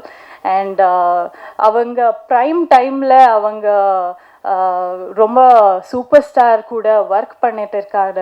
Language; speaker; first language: Tamil; non-native, local second language; Kannada